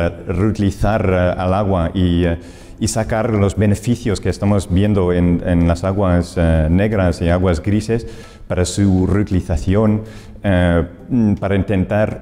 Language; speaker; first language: Spanish; non-native, fluent; English